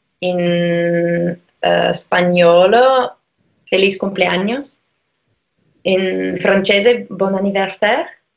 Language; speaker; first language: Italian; non-native, fluent; English